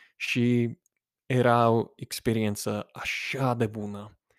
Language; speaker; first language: Romanian; non-native, fluent; English